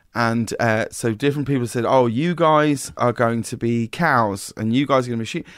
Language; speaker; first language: English; native; English